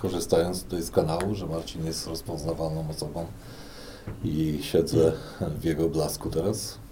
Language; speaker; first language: Polish; native; Polish